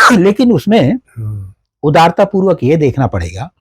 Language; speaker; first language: Hindi; native; Hindi